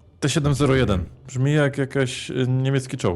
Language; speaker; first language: Polish; native; Polish